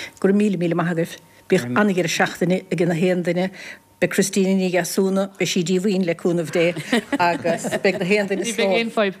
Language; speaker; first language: Irish; native; Irish